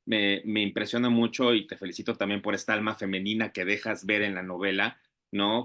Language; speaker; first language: Spanish; native; Spanish